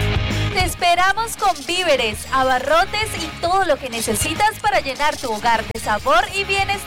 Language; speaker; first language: Spanish; native; Spanish